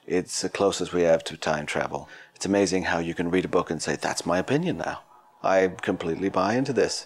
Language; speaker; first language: English; native; English